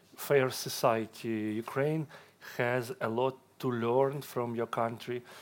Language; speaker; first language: English; non-native, fluent; Russian